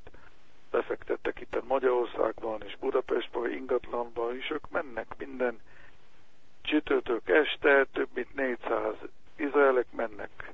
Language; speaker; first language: Hungarian; non-native, learner; Hebrew